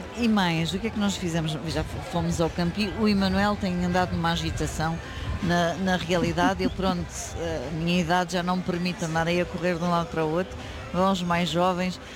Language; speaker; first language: Portuguese; early bilingual, heritage; Portuguese